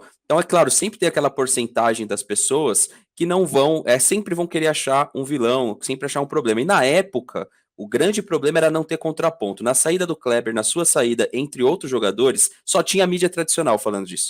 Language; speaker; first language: Portuguese; native; Portuguese